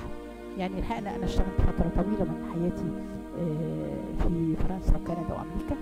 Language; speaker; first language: Arabic; native; Arabic